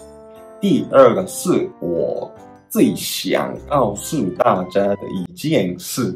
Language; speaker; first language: Chinese; non-native, fluent; Japanese